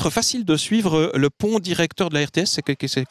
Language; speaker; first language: French; native; French